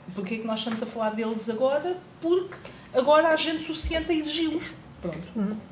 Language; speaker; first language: Portuguese; native; Portuguese